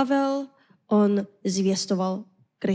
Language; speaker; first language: Czech; non-native, fluent; Korean